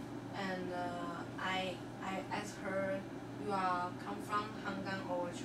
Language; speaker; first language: English; non-native, learner; Chinese